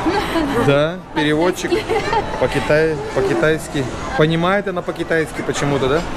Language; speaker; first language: Russian; native; Russian